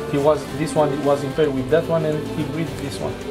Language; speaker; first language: English; non-native, fluent; Romanian